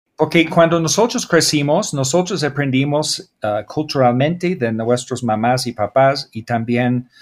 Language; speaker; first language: Spanish; non-native, learner; English